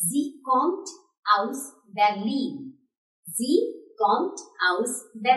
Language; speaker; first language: German; non-native, fluent; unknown